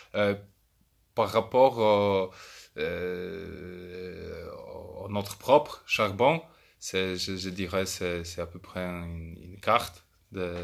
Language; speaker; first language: French; non-native, fluent; Polish